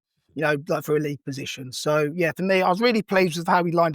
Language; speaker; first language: English; native; English